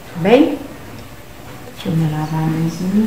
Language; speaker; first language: Portuguese; native; Portuguese